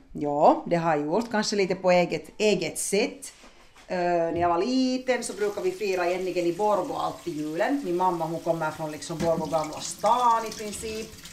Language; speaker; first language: Swedish; native; Swedish